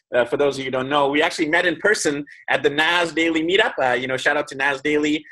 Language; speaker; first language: English; native; English